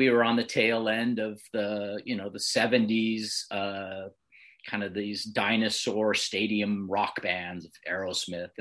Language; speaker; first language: English; native; English